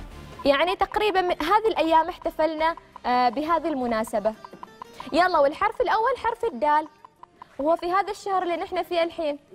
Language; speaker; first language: Arabic; native; Arabic